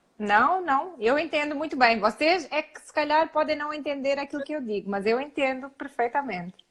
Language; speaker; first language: Portuguese; early bilingual, heritage; Portuguese